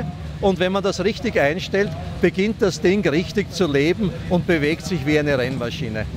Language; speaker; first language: German; native; German